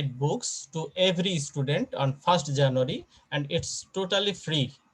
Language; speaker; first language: English; non-native, fluent; Bangla